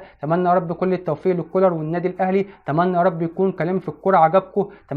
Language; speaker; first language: Arabic; native; Arabic